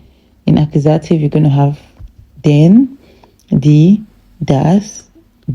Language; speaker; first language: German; non-native, fluent; English